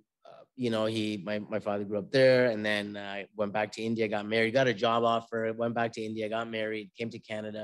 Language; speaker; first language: English; native; English